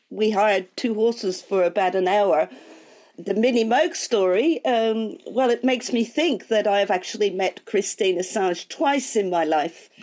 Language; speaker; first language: English; native; English